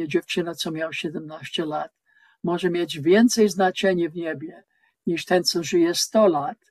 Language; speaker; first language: Polish; non-native, learner; English